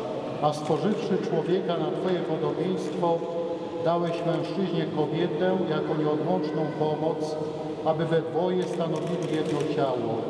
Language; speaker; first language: Polish; native; Polish